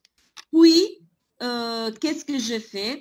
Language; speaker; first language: French; non-native, fluent; Italian